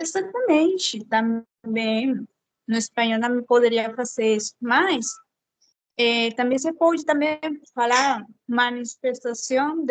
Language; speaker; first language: Portuguese; non-native, fluent; Spanish